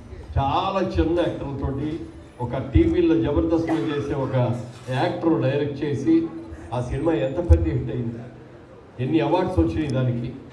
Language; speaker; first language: Telugu; native; Telugu